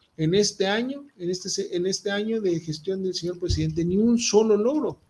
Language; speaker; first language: Spanish; native; Spanish